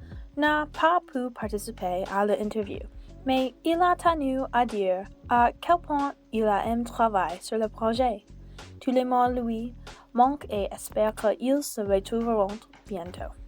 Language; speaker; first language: French; non-native, learner; English